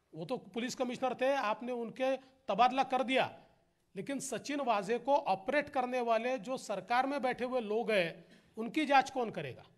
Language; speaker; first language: Hindi; non-native, local second language; Marathi